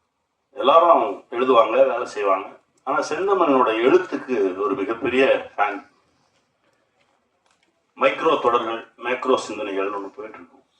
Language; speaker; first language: Tamil; native; Tamil